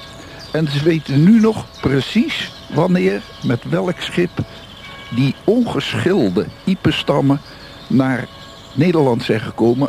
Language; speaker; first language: Dutch; native; Dutch